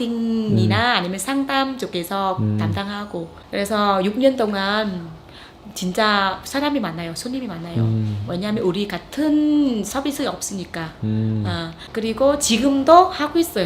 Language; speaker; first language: Korean; non-native, fluent; Vietnamese